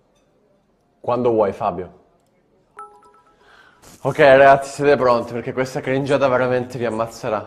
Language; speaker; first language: Italian; native; Italian